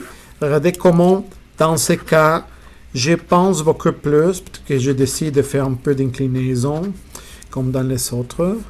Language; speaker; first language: French; non-native, fluent; Spanish